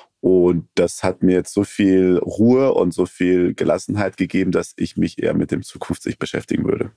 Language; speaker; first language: German; early bilingual, other home language; Persian